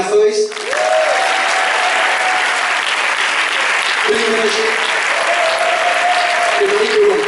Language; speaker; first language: French; native; French